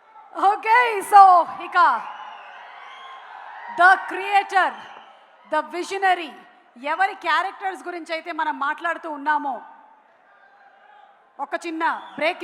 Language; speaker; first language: Telugu; native; Telugu